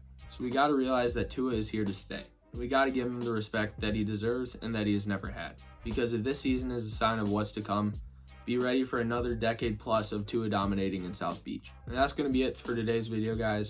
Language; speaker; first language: English; native; English